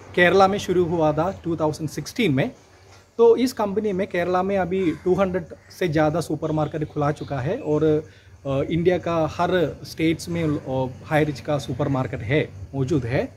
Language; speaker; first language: Hindi; non-native, local second language; Malayalam